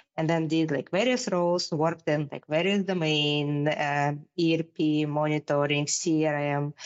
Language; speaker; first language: English; non-native, fluent; Russian